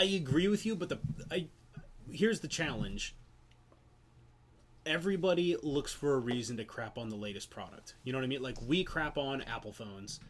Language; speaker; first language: English; native; English